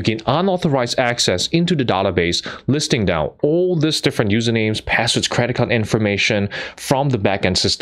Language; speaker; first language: English; non-native, fluent; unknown